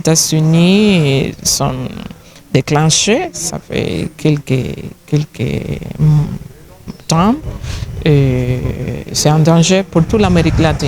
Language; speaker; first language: French; non-native, fluent; Spanish